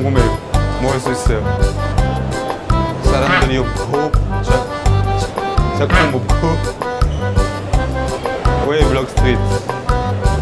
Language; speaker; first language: Korean; non-native, learner; French